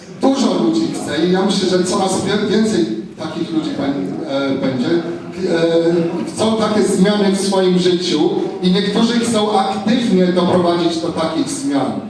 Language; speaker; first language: Polish; non-native, fluent; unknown